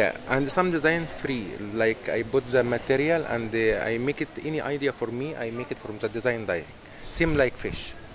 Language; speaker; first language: English; non-native, learner; Arabic